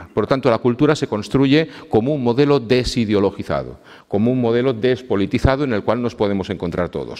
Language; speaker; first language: Spanish; native; Spanish